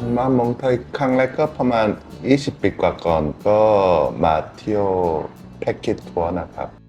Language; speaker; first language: Thai; non-native, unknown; Korean